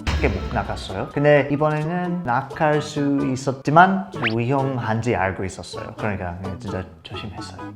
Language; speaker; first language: Korean; non-native, fluent; English